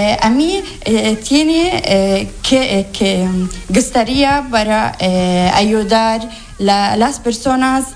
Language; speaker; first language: Spanish; non-native, learner; Arabic